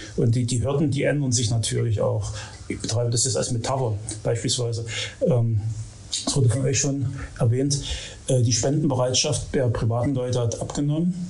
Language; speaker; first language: German; native; German